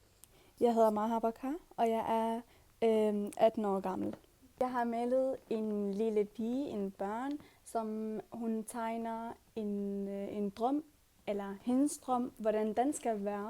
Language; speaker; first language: Danish; non-native, learner; Arabic